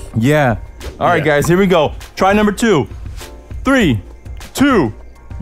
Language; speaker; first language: English; native; English